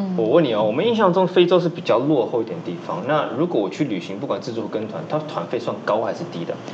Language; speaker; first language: Chinese; early bilingual, heritage; Chinese